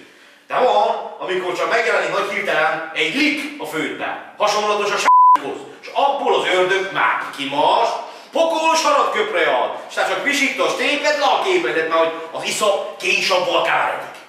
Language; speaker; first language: Hungarian; native; Hungarian